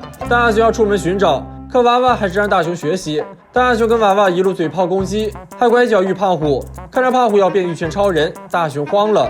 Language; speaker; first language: Chinese; native; Chinese